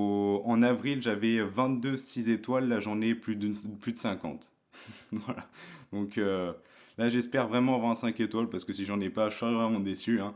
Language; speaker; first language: French; native; French